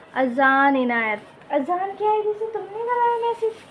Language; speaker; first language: Hindi; native; Hindi